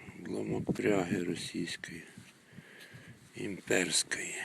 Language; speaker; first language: Ukrainian; native; Ukrainian